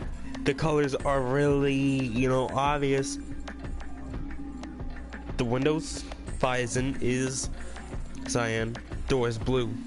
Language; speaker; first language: English; native; English